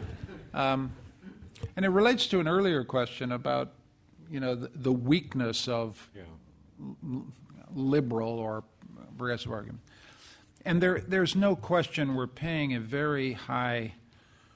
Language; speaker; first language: English; native; English